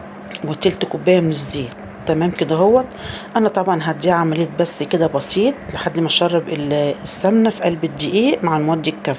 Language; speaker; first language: Arabic; native; Arabic